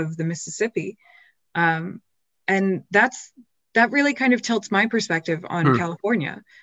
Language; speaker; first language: English; native; English